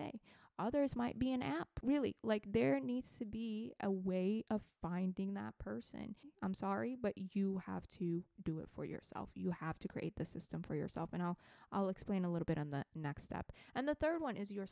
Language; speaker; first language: English; non-native, fluent; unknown